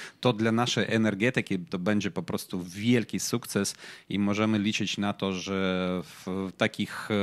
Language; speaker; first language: Polish; non-native, fluent; Ukrainian